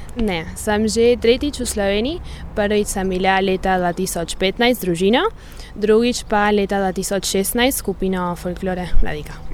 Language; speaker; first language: Slovenian; early bilingual, heritage; Slovenian